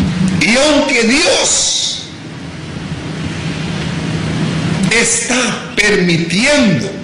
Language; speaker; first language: Spanish; non-native, local second language; English